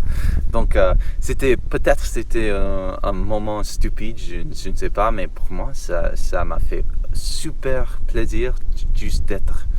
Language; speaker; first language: French; non-native, learner; English